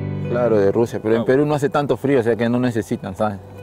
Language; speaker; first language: Spanish; native; Spanish